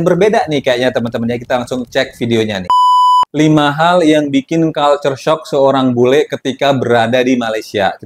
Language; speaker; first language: Indonesian; native; Indonesian